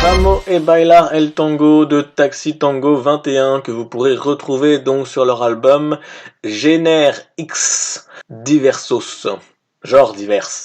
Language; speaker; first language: French; native; French